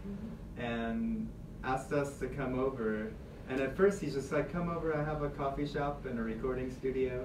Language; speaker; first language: English; native; English